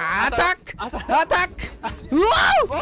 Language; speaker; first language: Japanese; non-native, learner; English